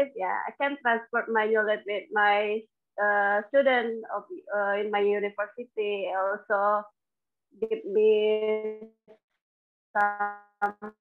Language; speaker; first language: English; non-native, learner; Indonesian